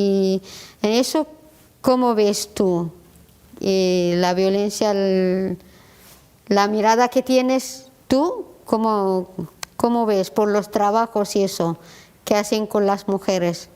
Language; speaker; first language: Spanish; non-native, learner; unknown